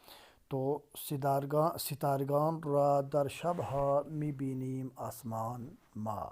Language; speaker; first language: Persian; non-native, fluent; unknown